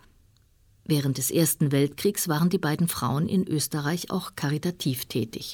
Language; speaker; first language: German; native; German